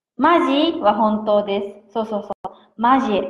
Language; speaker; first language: Japanese; native; Japanese